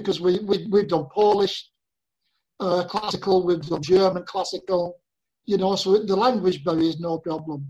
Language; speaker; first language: English; native; English